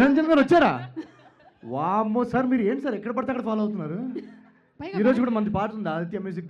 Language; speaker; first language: Telugu; native; Telugu